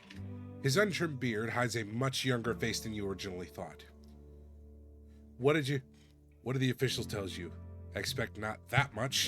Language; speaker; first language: English; native; English